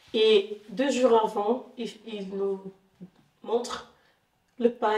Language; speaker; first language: French; non-native, fluent; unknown